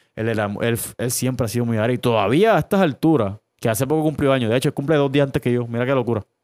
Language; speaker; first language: Spanish; native; Spanish